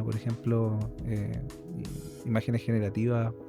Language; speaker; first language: Spanish; native; Spanish